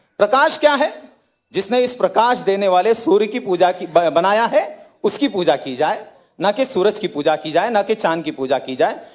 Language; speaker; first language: Hindi; native; Hindi